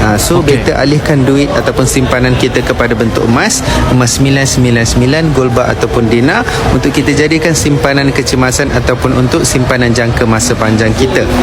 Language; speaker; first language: Malay; native; Malay